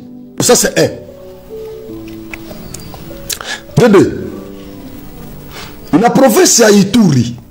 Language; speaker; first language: French; non-native, local second language; Lingala